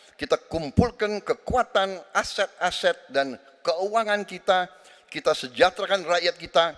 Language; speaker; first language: Indonesian; native; Indonesian